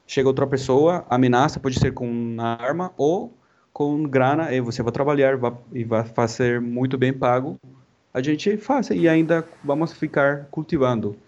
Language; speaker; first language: Portuguese; non-native, fluent; Spanish